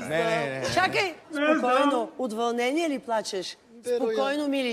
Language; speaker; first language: Bulgarian; native; Bulgarian